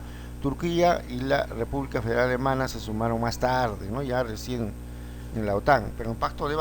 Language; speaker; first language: Spanish; native; Spanish